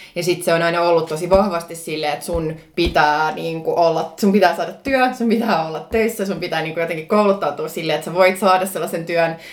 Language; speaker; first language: Finnish; non-native, local second language; Swedish